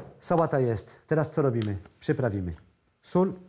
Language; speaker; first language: Polish; non-native, learner; French